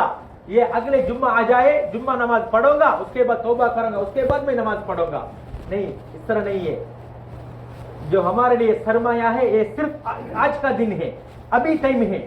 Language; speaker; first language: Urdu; non-native, fluent; Tamil